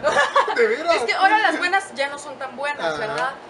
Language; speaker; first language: Spanish; native; Spanish